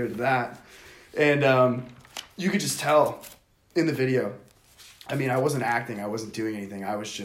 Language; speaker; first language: English; native; English